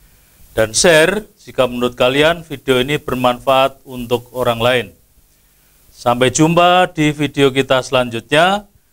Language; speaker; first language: Indonesian; native; Indonesian